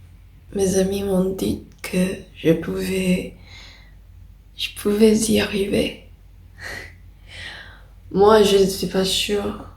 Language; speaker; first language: French; non-native, learner; Indonesian